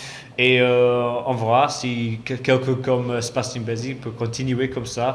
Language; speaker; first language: French; non-native, fluent; English